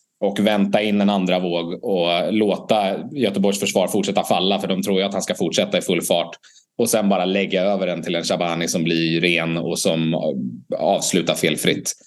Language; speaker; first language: Swedish; native; Swedish